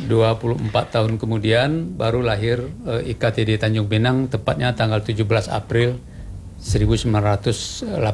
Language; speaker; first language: Indonesian; non-native, local second language; Minangkabau